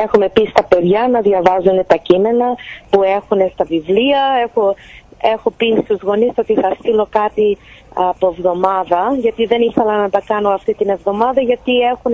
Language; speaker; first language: Greek; early bilingual, heritage; Greek